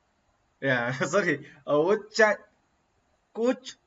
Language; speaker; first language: English; non-native, learner; Indonesian